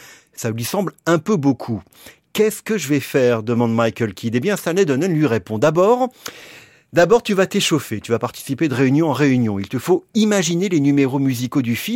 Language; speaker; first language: French; native; French